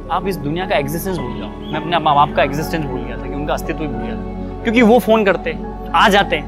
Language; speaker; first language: Hindi; native; Hindi